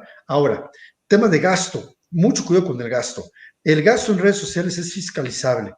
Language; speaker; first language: Spanish; native; Spanish